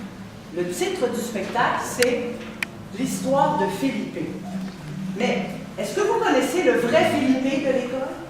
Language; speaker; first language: French; native; French